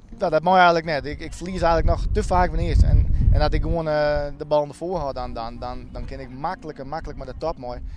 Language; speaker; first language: Dutch; non-native, local second language; Western Frisian